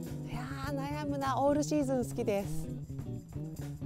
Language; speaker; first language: Japanese; native; Japanese